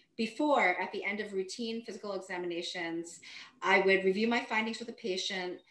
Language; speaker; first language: English; native; English